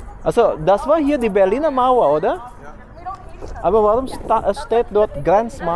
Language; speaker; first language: German; non-native, fluent; Indonesian